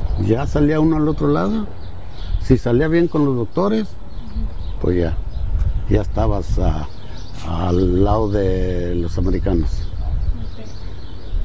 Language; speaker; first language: Spanish; native; Spanish